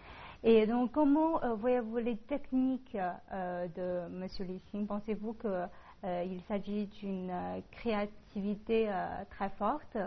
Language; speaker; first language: French; non-native, fluent; Chinese